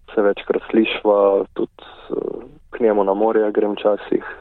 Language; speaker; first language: Slovenian; native; Slovenian